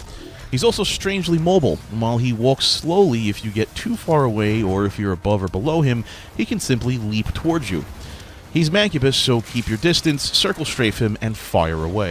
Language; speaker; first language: English; native; English